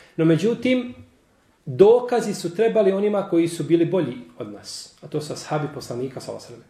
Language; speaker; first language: Bosnian; native; Bosnian